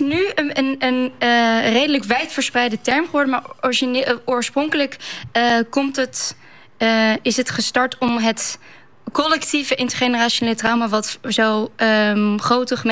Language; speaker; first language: Dutch; non-native, local second language; Western Frisian